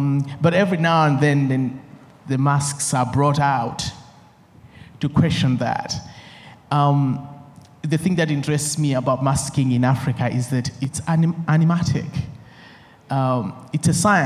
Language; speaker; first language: English; non-native, local second language; Nyanja